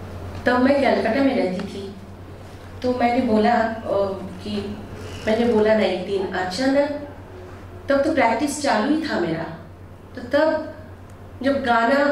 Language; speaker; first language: Hindi; non-native, local second language; Bangla